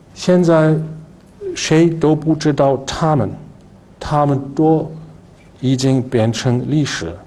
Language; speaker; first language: Chinese; non-native, fluent; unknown